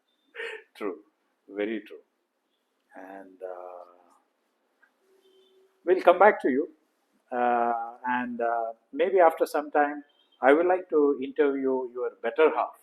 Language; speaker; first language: English; non-native, local second language; Kannada